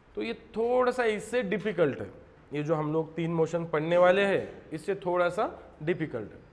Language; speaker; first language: Hindi; non-native, local second language; Marathi